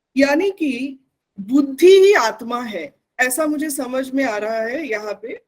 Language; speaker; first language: Hindi; non-native, local second language; Bangla